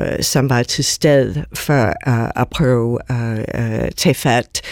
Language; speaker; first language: Danish; non-native, fluent; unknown